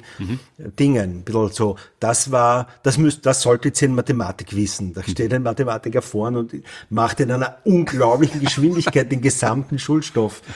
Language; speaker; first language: German; native; German